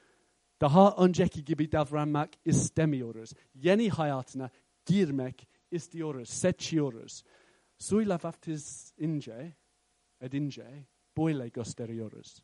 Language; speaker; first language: Turkish; non-native, fluent; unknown